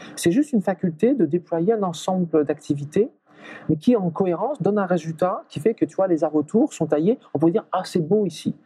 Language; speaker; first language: French; native; French